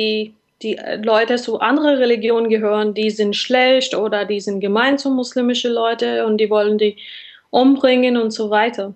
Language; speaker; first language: German; non-native, learner; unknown